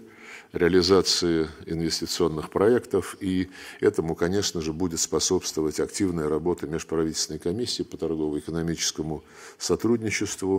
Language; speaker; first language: Russian; native; Russian